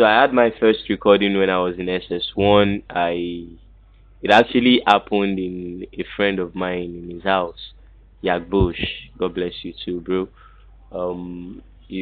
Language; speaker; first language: English; non-native, local second language; Yoruba